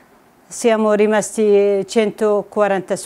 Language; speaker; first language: Italian; non-native, fluent; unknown